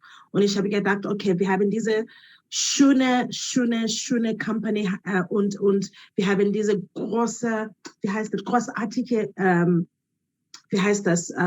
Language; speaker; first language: German; non-native, learner; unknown